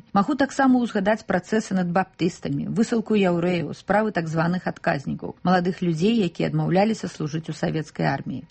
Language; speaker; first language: Belarusian; non-native, local second language; Russian